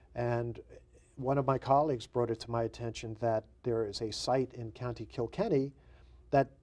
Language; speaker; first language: English; native; English